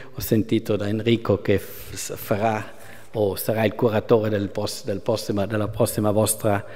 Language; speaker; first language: Italian; non-native, local second language; German